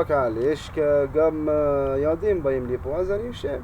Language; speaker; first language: Hebrew; non-native, local second language; Arabic